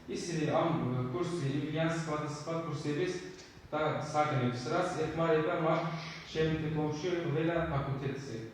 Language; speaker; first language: Georgian; non-native, local second language; Azerbaijani